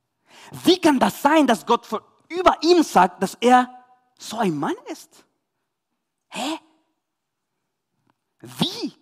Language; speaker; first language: German; non-native, learner; Spanish